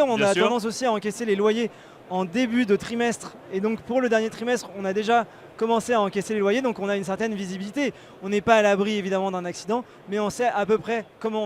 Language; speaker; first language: French; native; French